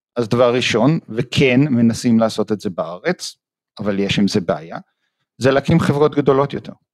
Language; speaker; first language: Hebrew; native; Hebrew